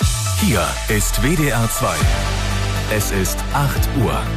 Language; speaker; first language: German; native; German